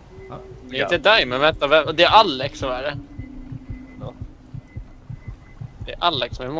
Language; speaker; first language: Swedish; native; Swedish